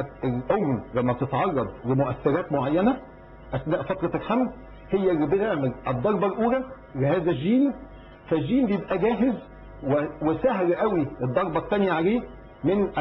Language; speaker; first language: Arabic; native; Arabic